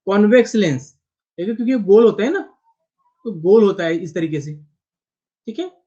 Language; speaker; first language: Hindi; non-native, local second language; Marathi